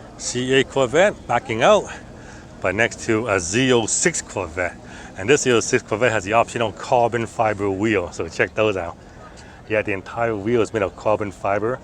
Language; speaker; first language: English; native; English